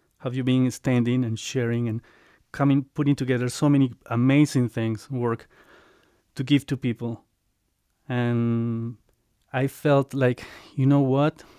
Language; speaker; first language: English; non-native, fluent; Spanish